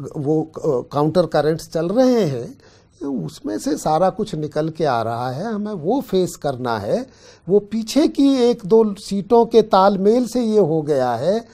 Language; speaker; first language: Hindi; native; Hindi